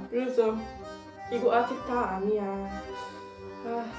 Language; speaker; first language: Korean; non-native, learner; Dutch